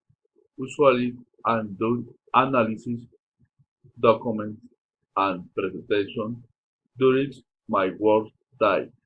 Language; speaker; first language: English; non-native, learner; Spanish